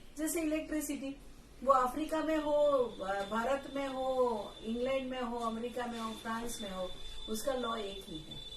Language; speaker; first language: Hindi; non-native, local second language; Gujarati